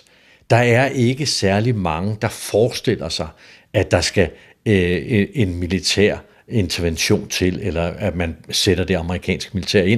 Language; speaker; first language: Danish; native; Danish